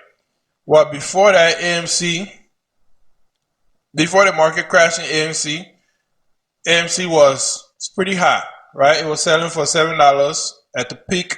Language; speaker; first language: English; native; English